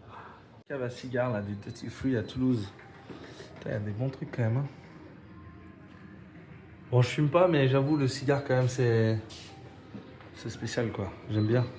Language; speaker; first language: French; native; French